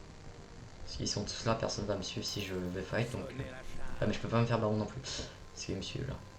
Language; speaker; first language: French; native; French